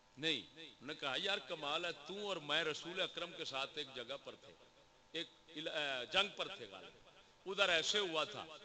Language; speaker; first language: Urdu; non-native, local second language; Punjabi